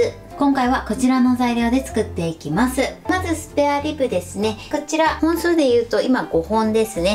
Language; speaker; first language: Japanese; native; Japanese